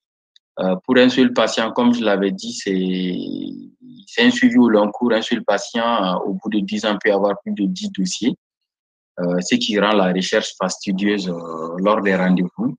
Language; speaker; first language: French; non-native, local second language; Bambara